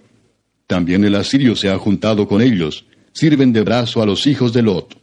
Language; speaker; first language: Spanish; native; Spanish